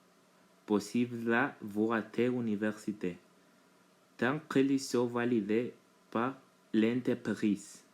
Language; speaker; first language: French; non-native, learner; Spanish